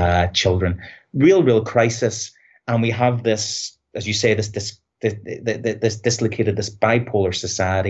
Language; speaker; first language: English; native; English